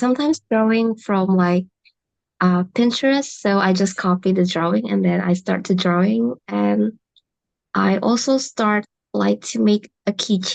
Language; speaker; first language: English; non-native, learner; Indonesian